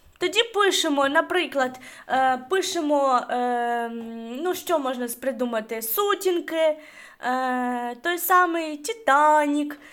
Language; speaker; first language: Ukrainian; non-native, local second language; Russian